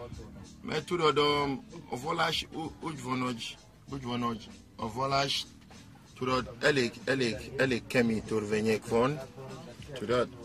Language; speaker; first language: Hungarian; non-native, learner; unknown